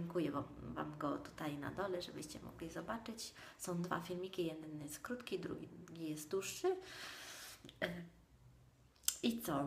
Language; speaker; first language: Polish; non-native, fluent; Italian